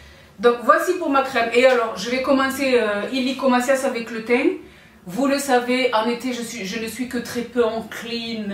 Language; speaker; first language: French; native; French